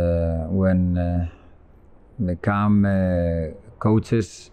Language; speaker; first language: English; non-native, learner; Spanish